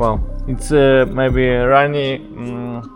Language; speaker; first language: English; non-native, learner; Ukrainian